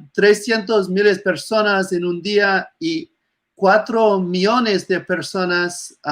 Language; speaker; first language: Spanish; non-native, fluent; English